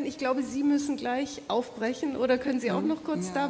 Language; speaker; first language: German; native; German